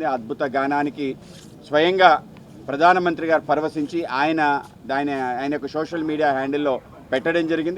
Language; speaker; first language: Telugu; native; Telugu